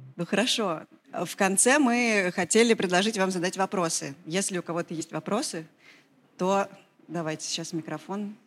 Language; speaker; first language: Russian; native; Russian